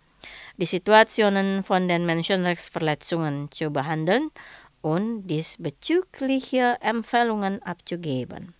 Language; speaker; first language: German; non-native, fluent; Indonesian